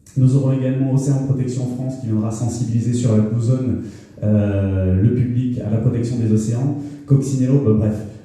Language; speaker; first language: French; native; French